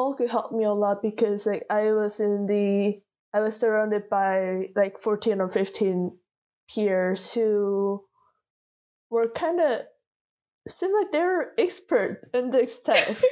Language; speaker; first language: English; non-native, fluent; Korean